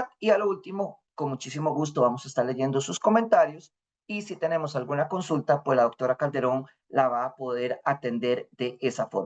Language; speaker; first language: Spanish; native; Spanish